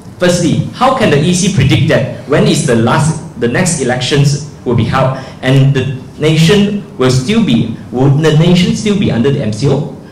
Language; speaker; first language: English; non-native, local second language; Chinese